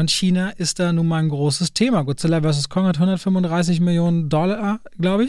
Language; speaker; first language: German; native; German